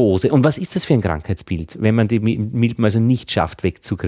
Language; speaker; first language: German; native; German